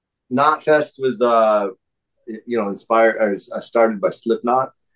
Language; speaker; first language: English; native; English